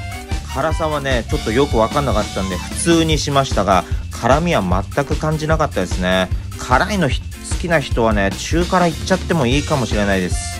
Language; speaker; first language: Japanese; native; Japanese